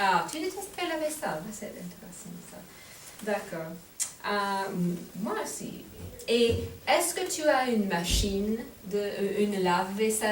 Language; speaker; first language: French; non-native, fluent; English